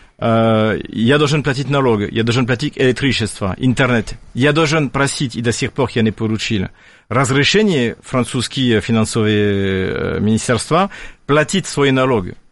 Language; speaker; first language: Russian; non-native, fluent; French